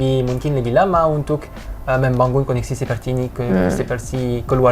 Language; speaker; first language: Indonesian; non-native, fluent; French